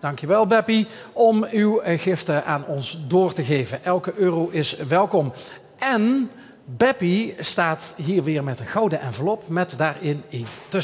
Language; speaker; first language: Dutch; native; Dutch